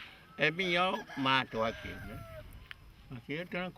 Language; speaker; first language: Portuguese; non-native, local second language; Kayapó